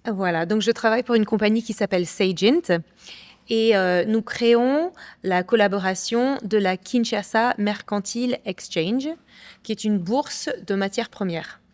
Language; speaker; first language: French; early bilingual, other home language; English